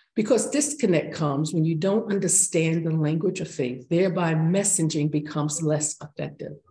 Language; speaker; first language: English; native; English